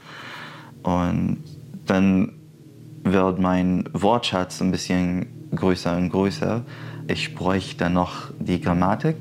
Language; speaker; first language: German; non-native, fluent; Arabic